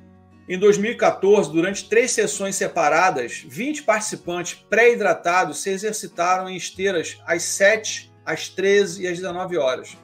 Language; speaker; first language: Portuguese; native; Portuguese